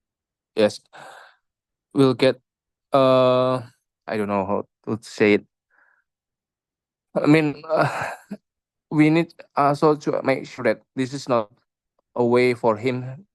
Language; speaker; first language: English; non-native, local second language; Indonesian